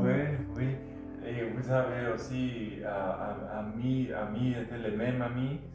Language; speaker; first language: French; non-native, learner; Spanish